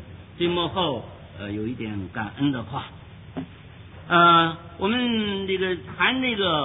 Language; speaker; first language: Chinese; native; Chinese